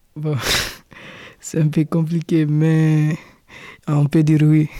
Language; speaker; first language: French; non-native, local second language; Fula